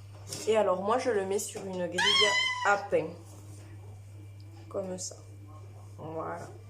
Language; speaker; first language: French; native; French